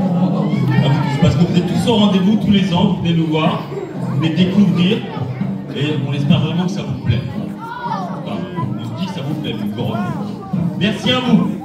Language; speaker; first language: French; native; French